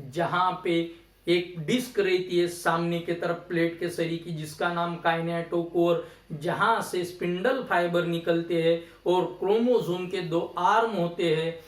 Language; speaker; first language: Hindi; non-native, local second language; Marathi